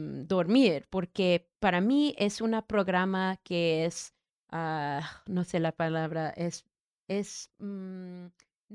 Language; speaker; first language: Spanish; non-native, learner; English